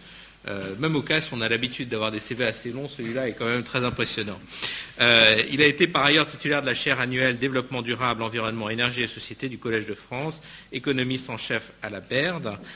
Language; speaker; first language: French; native; French